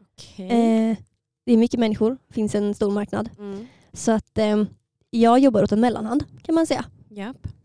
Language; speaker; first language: Swedish; native; Swedish